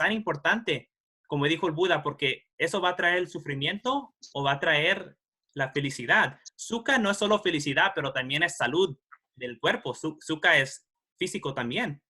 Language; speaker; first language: Spanish; early bilingual, heritage; Spanish